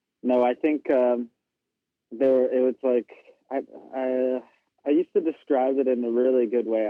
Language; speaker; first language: English; native; English